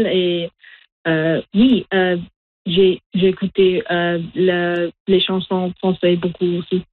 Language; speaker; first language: French; non-native, local second language; English